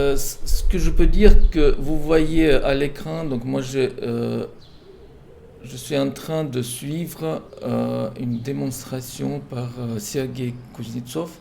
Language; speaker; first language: French; non-native, fluent; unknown